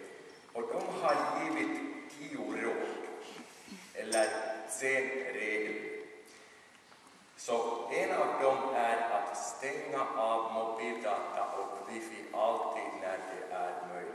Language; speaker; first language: Swedish; non-native, local second language; Finnish